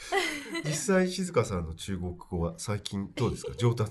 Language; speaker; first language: Japanese; native; Japanese